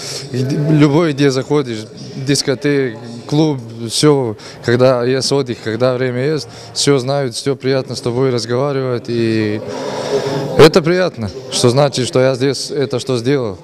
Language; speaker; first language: Russian; non-native, learner; Serbian